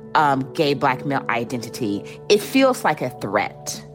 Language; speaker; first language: English; native; English